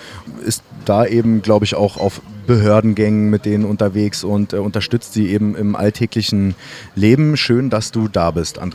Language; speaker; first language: German; native; German